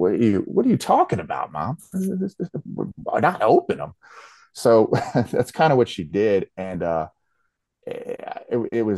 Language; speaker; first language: English; native; English